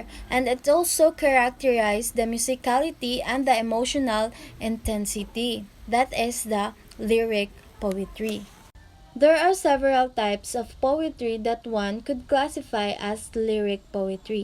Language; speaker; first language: English; non-native, fluent; Filipino